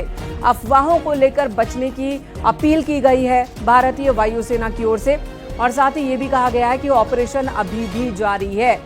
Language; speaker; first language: Hindi; native; Hindi